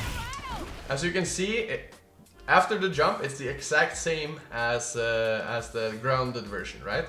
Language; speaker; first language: English; non-native, fluent; Norwegian